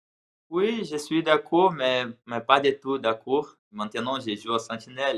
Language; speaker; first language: French; non-native, learner; Portuguese